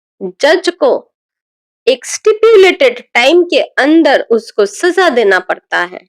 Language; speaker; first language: Hindi; non-native, local second language; Bangla